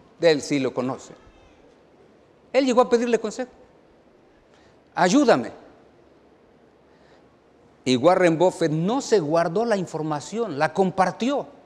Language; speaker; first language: Spanish; native; Spanish